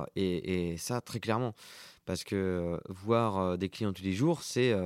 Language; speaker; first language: French; non-native, local second language; Arabic